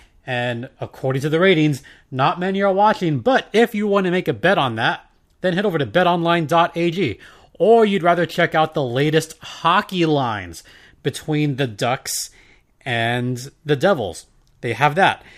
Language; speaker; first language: English; native; English